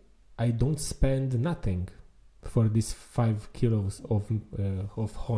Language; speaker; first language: English; non-native, fluent; Italian